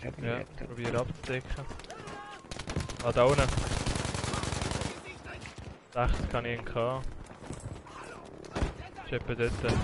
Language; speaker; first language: German; native; German